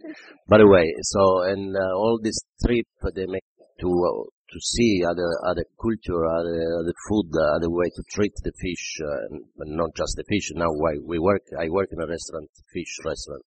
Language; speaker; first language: English; non-native, fluent; Italian